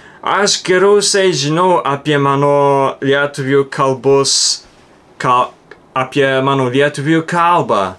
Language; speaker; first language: Lithuanian; non-native, fluent; Japanese